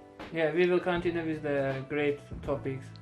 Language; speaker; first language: English; non-native, learner; Azerbaijani